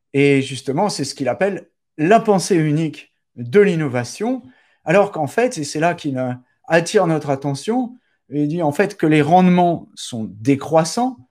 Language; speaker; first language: French; native; French